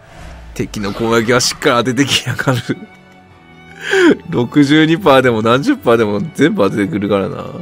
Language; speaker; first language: Japanese; native; Japanese